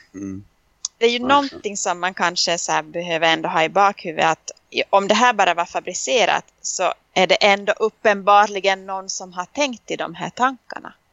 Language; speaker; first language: Swedish; native; Swedish